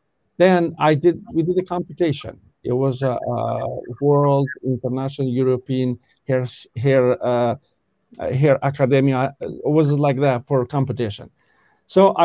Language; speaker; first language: English; non-native, learner; Albanian